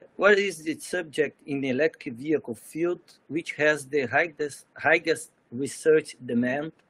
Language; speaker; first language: English; non-native, fluent; Portuguese